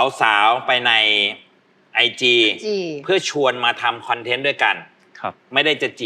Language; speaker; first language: Thai; native; Thai